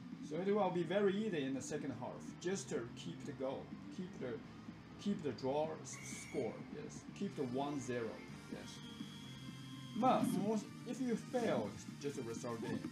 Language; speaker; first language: English; non-native, learner; Japanese